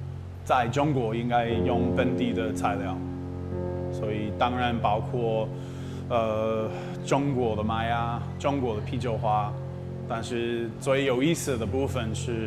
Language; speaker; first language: Chinese; non-native, fluent; English